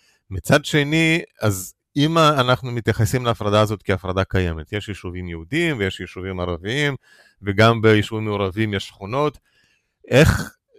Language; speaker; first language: Hebrew; non-native, fluent; Russian